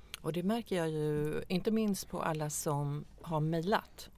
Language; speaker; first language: Swedish; native; Swedish